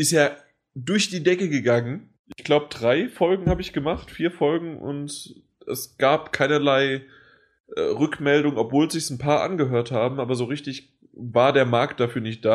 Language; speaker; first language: German; native; German